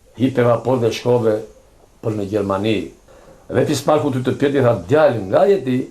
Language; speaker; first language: Albanian; native; Albanian